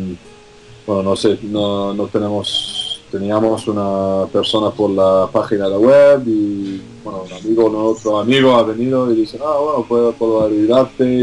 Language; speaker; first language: Spanish; non-native, fluent; English